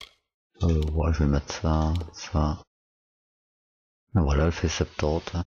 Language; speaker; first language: French; native; French